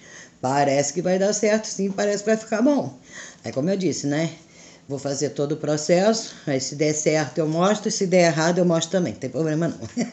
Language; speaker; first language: Portuguese; native; Portuguese